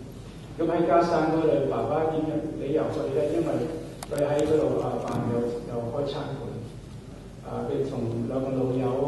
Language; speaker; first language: Cantonese; early bilingual, heritage; Cantonese